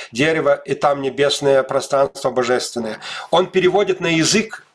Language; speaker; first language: Russian; non-native, local second language; Lithuanian